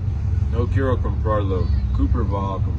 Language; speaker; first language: Spanish; non-native, learner; English